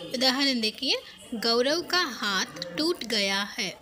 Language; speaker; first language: Hindi; non-native, local second language; Telugu